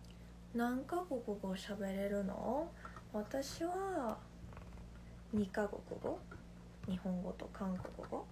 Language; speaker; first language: Japanese; non-native, fluent; Korean